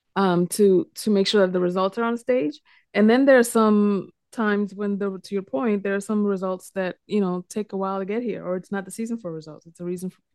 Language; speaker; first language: English; early bilingual, other home language; Spanish